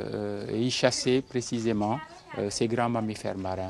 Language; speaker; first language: French; non-native, local second language; Serer